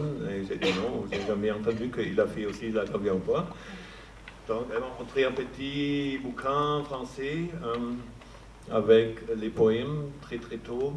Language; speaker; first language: French; non-native, fluent; German